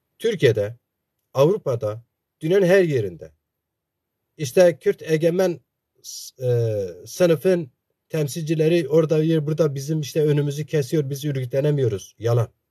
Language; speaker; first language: Turkish; non-native, local second language; Zaza